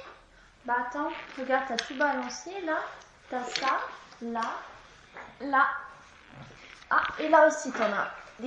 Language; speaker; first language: French; native; French